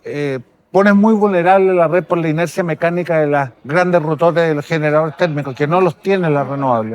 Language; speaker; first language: Spanish; native; Spanish